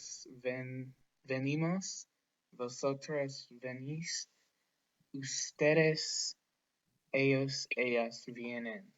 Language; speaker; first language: Spanish; non-native, learner; English